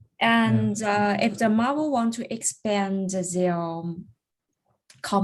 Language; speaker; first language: English; non-native, learner; Chinese